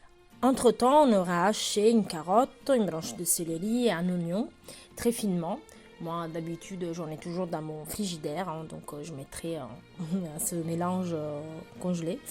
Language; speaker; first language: French; native; French